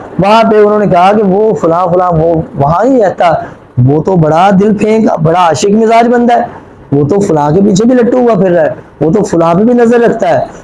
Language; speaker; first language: Urdu; non-native, local second language; Punjabi